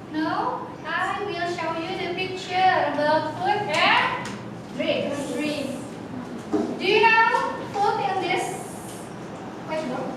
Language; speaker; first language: English; non-native, local second language; Indonesian